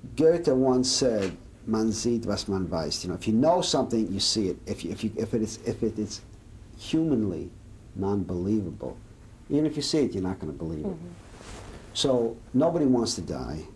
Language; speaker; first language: English; early bilingual, other home language; Serbian